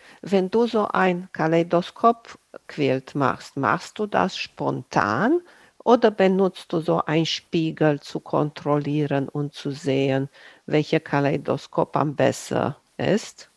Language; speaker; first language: German; non-native, fluent; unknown